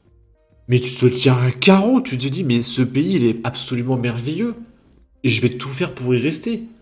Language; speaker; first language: French; native; French